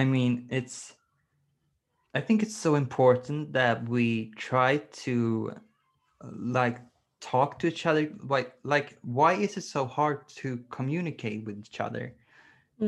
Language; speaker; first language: English; non-native, fluent; Swedish